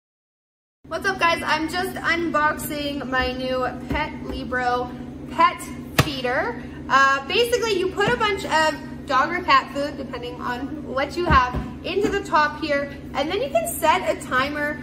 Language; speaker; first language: English; native; English